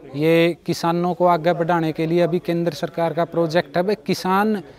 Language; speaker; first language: Hindi; native; Hindi